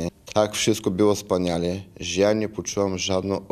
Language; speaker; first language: Polish; non-native, fluent; Bulgarian